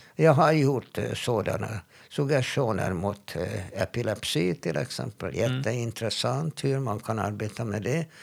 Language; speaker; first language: Swedish; non-native, fluent; Hebrew